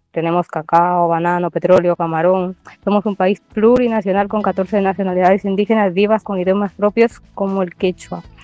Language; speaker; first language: Spanish; native; Spanish